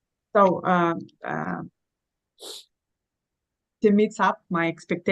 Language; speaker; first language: English; non-native, learner; Russian